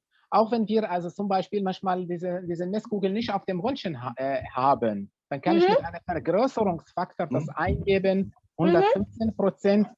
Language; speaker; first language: German; non-native, fluent; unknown